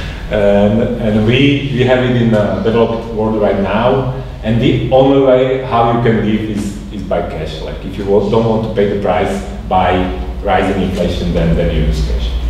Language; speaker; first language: English; non-native, fluent; Slovak